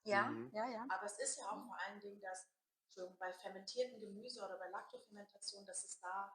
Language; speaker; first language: German; native; German